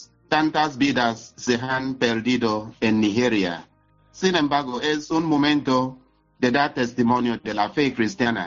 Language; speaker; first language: Spanish; non-native, fluent; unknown